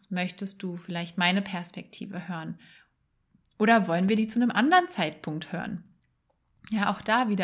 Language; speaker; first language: German; native; German